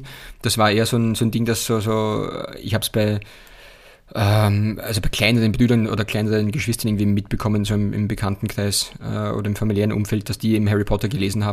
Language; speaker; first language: German; native; German